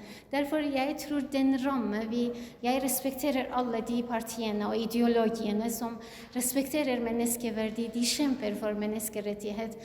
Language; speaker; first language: Norwegian; non-native, learner; Kurdish